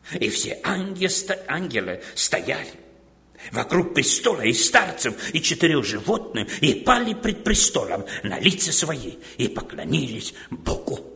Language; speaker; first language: Russian; non-native, local second language; Romanian